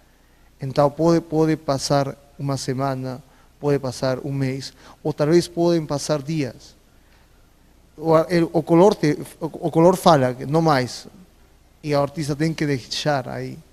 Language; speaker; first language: Portuguese; non-native, fluent; Spanish